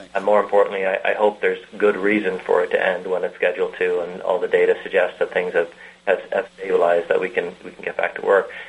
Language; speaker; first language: English; native; English